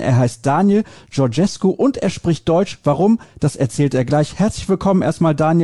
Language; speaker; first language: German; native; German